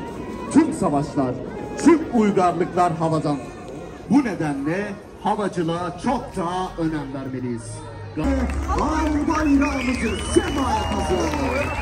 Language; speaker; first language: Turkish; native; Turkish